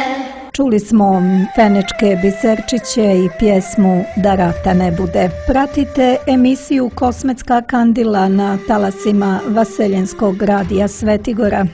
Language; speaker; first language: Serbian; native; Serbian